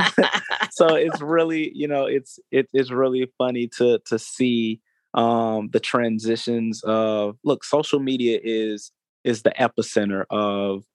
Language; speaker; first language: English; native; English